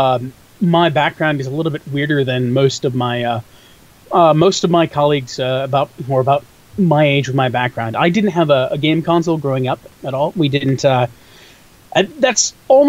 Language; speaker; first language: English; native; English